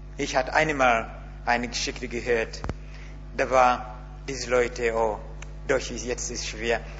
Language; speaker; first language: German; non-native, learner; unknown